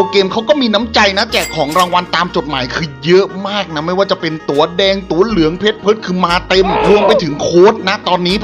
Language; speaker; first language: Thai; native; Thai